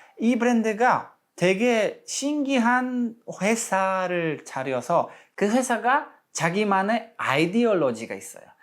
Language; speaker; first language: Korean; non-native, fluent; Polish